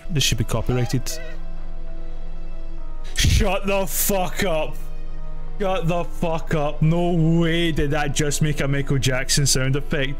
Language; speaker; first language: English; native; English